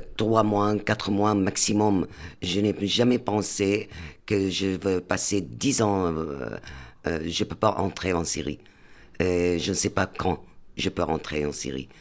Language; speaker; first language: French; non-native, learner; Arabic